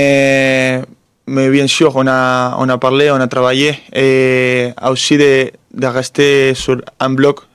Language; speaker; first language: French; non-native, fluent; Spanish